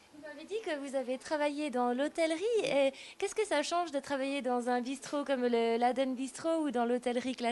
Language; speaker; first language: French; native; French